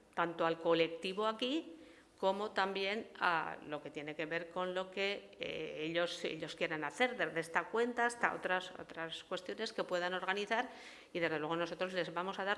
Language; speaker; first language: Spanish; native; Spanish